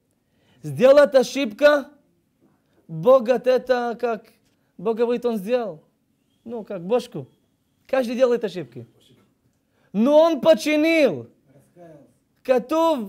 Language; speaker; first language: Russian; early bilingual, heritage; Russian